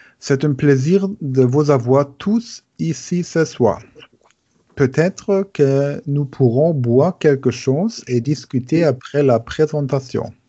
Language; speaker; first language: French; non-native, learner; German